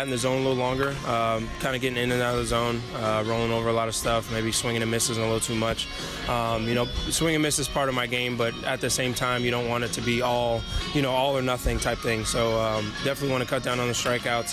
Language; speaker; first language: English; native; English